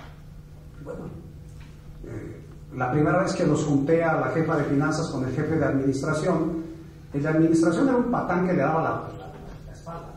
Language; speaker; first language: Spanish; native; Spanish